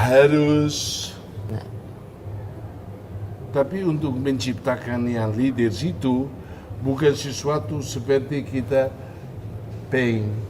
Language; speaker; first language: Indonesian; non-native, fluent; Tetum